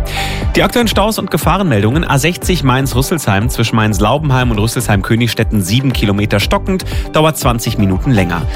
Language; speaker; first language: German; native; German